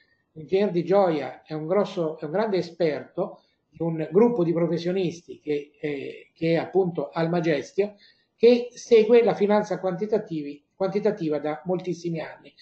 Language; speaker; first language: Italian; native; Italian